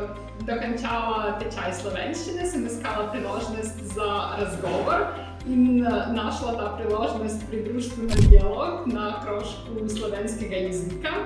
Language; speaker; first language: Slovenian; non-native, learner; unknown